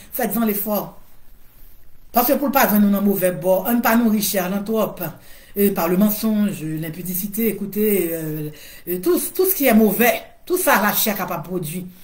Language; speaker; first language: French; non-native, local second language; Haitian Creole